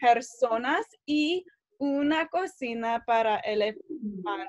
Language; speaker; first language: Spanish; non-native, learner; English